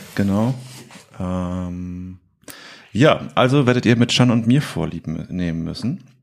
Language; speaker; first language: German; native; German